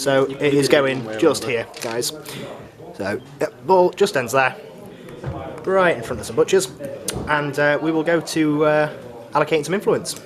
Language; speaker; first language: English; native; English